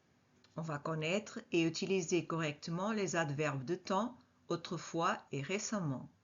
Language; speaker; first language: French; non-native, fluent; Portuguese